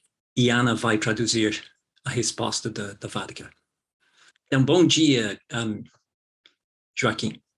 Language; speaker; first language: Portuguese; non-native, fluent; English